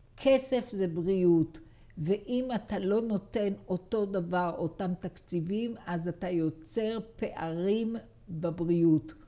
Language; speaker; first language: Hebrew; native; Hebrew